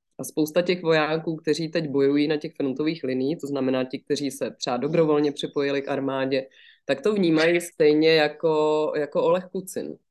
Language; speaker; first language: Czech; native; Czech